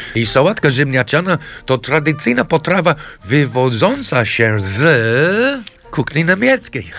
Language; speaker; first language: Polish; non-native, fluent; English